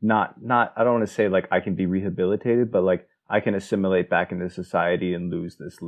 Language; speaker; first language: English; native; English